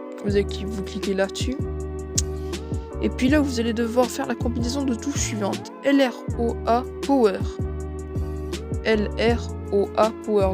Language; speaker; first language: French; native; French